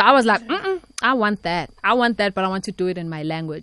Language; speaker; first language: English; non-native, local second language; Zulu